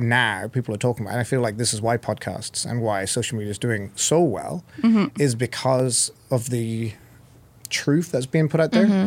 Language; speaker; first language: English; native; English